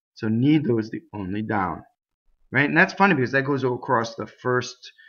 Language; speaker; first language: English; native; English